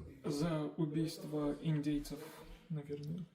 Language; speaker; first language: Russian; non-native, fluent; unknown